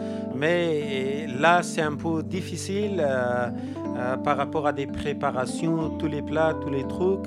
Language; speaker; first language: French; non-native, learner; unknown